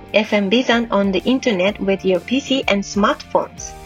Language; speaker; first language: English; non-native, fluent; Japanese